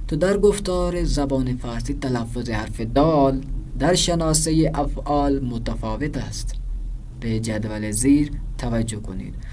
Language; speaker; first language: Persian; non-native, fluent; Urdu